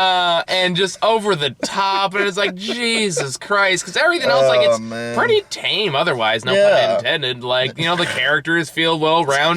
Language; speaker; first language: English; native; English